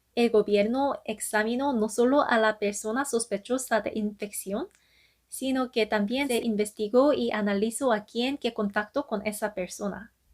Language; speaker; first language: Spanish; non-native, fluent; Korean